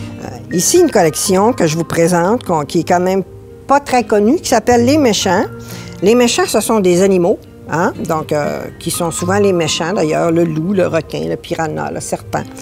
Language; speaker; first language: French; native; French